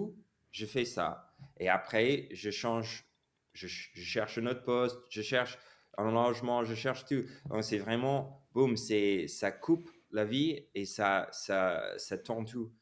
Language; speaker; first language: French; non-native, fluent; English